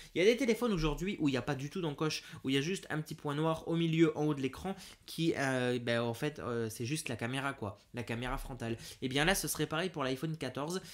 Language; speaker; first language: French; native; French